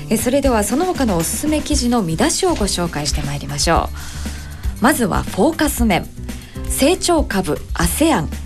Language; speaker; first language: Japanese; native; Japanese